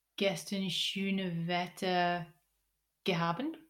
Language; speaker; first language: German; non-native, learner; English